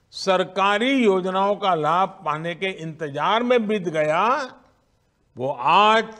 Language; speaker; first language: Hindi; non-native, local second language; Gujarati